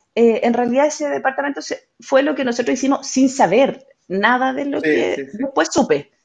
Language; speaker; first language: Spanish; native; Spanish